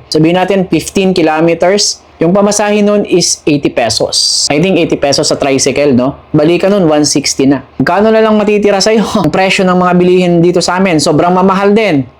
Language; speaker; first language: Filipino; non-native, local second language; Masbatenyo